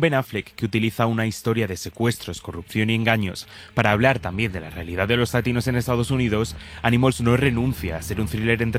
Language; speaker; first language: Spanish; native; Spanish